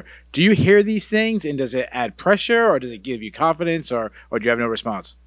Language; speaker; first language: English; native; English